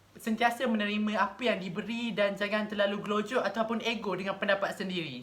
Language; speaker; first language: Malay; native; Malay